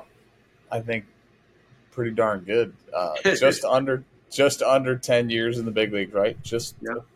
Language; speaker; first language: English; native; English